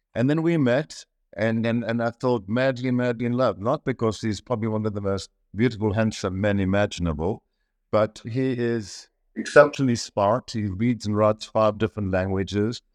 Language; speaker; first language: English; native; English